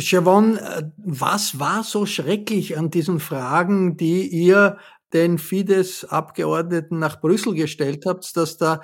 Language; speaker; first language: German; native; German